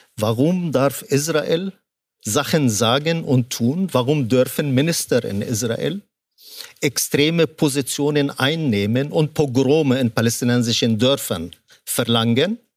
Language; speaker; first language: German; non-native, fluent; Arabic